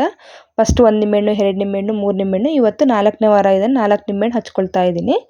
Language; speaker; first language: Kannada; native; Kannada